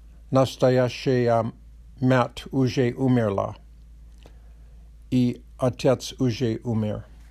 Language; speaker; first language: Russian; non-native, learner; English